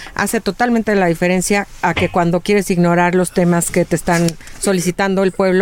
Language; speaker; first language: Spanish; native; Spanish